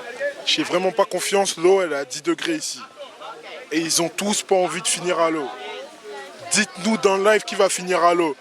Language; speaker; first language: French; native; French